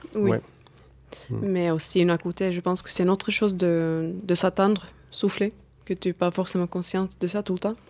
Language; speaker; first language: French; non-native, fluent; Finnish